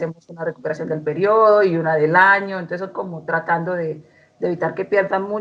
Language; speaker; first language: Spanish; native; Spanish